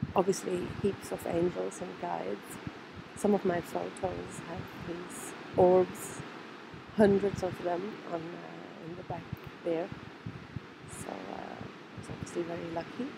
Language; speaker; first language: English; non-native, fluent; German